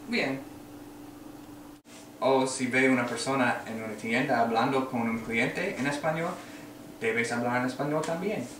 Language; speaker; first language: Spanish; non-native, learner; English